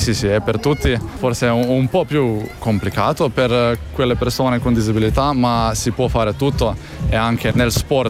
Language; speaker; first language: Italian; non-native, learner; Slovenian